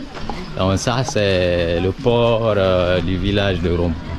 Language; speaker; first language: French; non-native, local second language; Susu